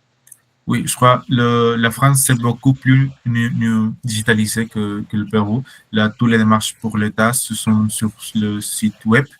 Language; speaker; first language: French; non-native, fluent; Spanish